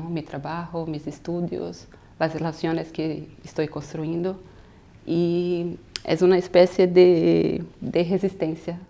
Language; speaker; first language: Spanish; non-native, fluent; Portuguese